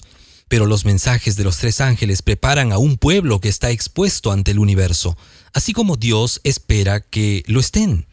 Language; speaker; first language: Spanish; native; Spanish